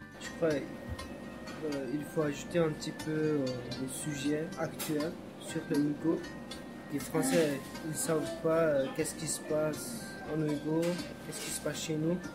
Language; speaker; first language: French; non-native, learner; Uyghur